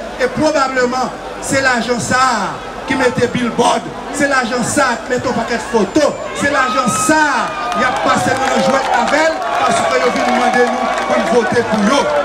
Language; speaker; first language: French; non-native, local second language; Haitian Creole